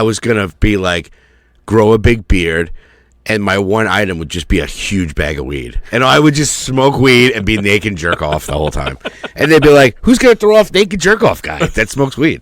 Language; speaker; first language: English; native; English